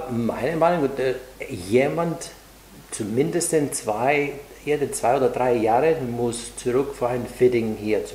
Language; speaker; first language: German; non-native, fluent; Greek